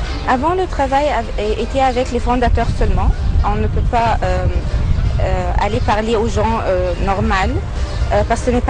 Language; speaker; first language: French; non-native, fluent; Arabic